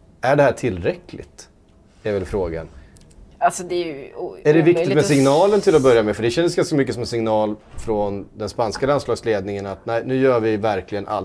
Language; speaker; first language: Swedish; native; Swedish